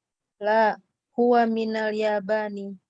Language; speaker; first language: Arabic; non-native, learner; Indonesian